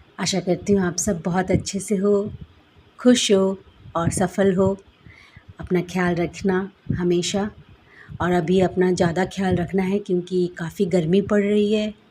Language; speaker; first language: Hindi; non-native, local second language; Bangla